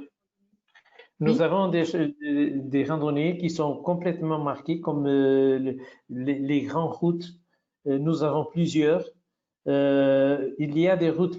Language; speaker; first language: French; non-native, fluent; Portuguese